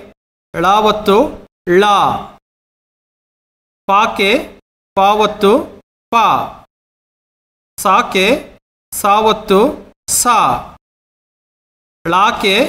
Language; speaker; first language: Kannada; native; Kannada